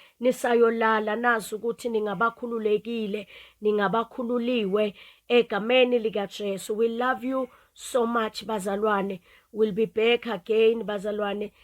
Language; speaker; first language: Zulu; non-native, local second language; Swati